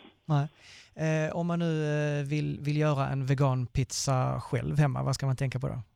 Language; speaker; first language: Swedish; native; Swedish